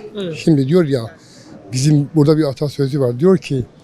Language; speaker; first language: Turkish; native; Turkish